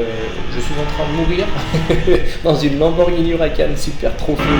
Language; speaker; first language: French; native; French